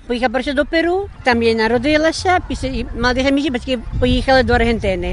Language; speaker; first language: Ukrainian; early bilingual, heritage; Ukrainian